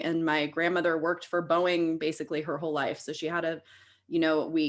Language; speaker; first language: English; native; English